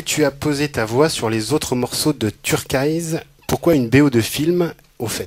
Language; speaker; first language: French; native; French